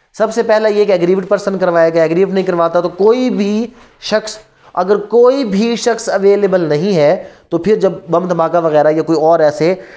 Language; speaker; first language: Urdu; non-native, local second language; Punjabi